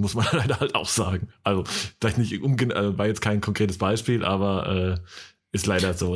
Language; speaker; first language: German; native; German